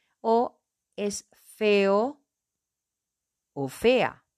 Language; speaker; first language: Spanish; non-native, fluent; Portuguese